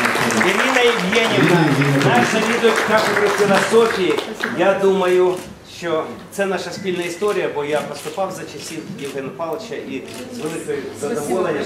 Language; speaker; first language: Ukrainian; native; Ukrainian